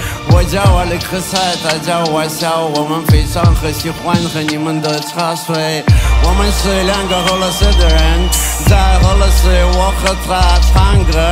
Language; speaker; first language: Chinese; non-native, learner; Russian